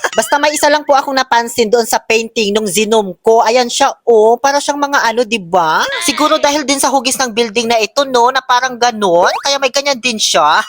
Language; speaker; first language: Filipino; native; Filipino